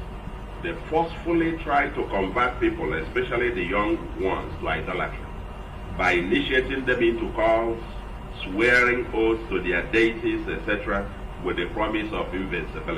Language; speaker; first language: English; non-native, local second language; Igbo